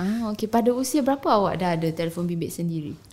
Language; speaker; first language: Malay; native; Malay